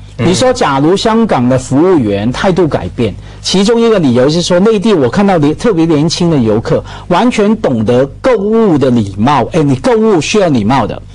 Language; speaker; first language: Chinese; non-native, local second language; Cantonese